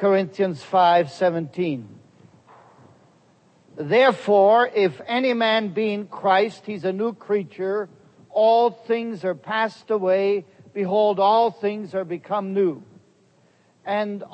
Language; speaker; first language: English; non-native, fluent; German